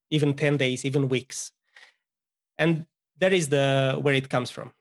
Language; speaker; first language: English; non-native, fluent; Romanian